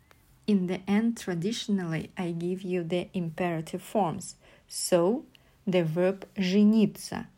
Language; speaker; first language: English; non-native, fluent; Russian